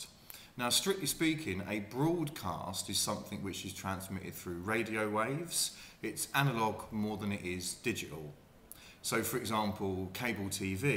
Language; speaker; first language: English; native; English